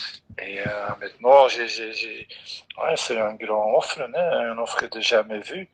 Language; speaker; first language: French; non-native, fluent; Dutch